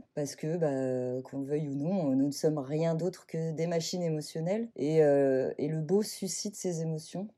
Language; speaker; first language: French; native; French